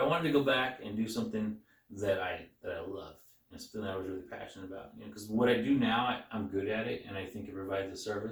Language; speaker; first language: English; native; English